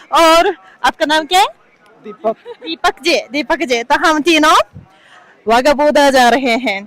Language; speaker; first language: Hindi; non-native, fluent; Japanese